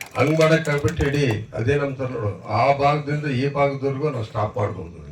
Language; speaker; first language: Kannada; native; Kannada